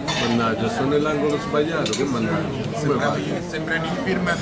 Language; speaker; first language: Italian; native; Italian